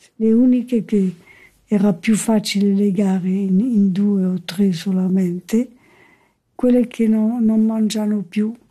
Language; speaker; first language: Italian; non-native, local second language; German